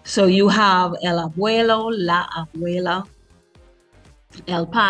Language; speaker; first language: Spanish; non-native, fluent; English